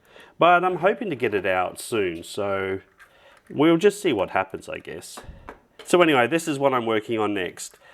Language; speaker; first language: English; native; English